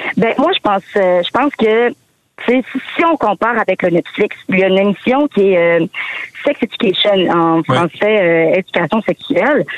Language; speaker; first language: French; native; French